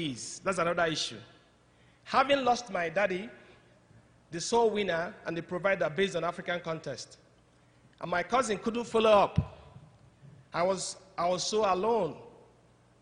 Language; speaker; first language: English; non-native, local second language; Igbo